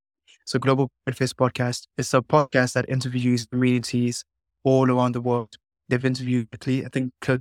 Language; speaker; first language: English; non-native, local second language; Shona